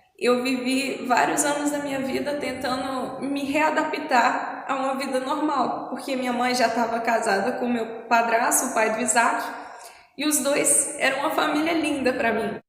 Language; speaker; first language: Portuguese; native; Portuguese